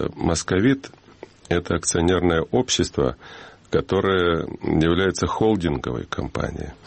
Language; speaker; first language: Russian; native; Russian